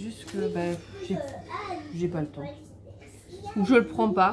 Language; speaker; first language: French; native; French